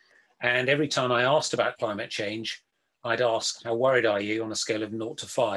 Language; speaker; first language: English; native; English